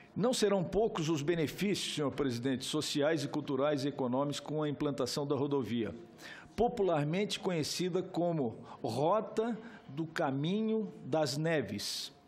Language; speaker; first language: Portuguese; native; Portuguese